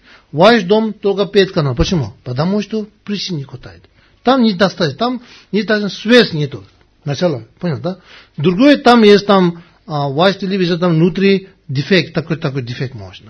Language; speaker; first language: Russian; non-native, learner; Tibetan